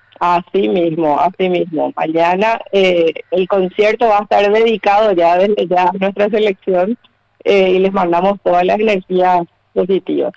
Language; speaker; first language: Spanish; native; Spanish